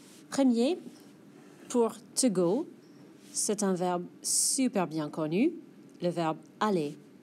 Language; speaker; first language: French; non-native, fluent; English